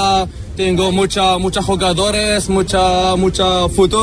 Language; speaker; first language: Spanish; non-native, learner; Arabic